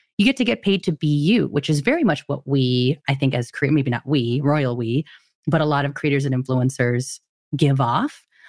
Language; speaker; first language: English; early bilingual, other home language; Filipino